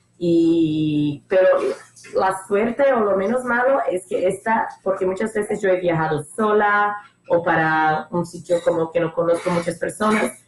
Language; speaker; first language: Spanish; non-native, fluent; Portuguese